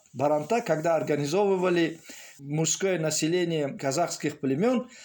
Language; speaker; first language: Russian; non-native, local second language; Tajik